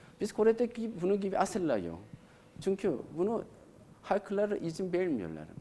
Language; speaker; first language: Turkish; non-native, learner; Korean